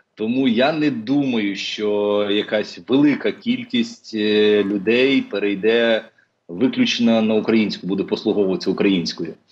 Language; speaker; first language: Ukrainian; non-native, local second language; Russian